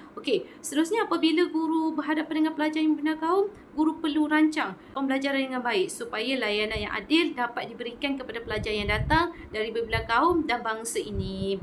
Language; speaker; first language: Malay; native; Malay